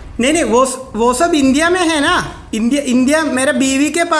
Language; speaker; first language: Hindi; non-native, local second language; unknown